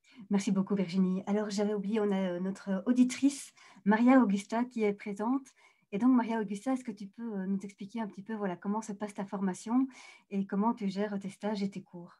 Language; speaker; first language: French; native; French